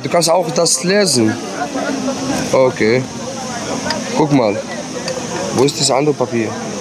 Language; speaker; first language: German; non-native, learner; Arabic